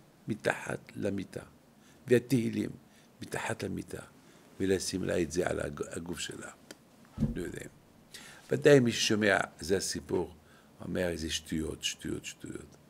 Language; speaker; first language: Hebrew; non-native, fluent; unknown